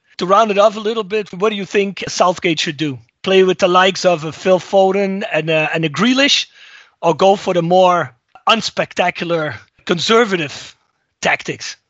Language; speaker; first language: English; non-native, fluent; Dutch